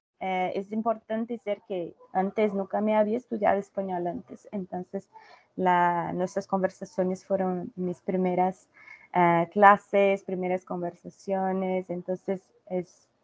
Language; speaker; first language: Spanish; non-native, learner; Portuguese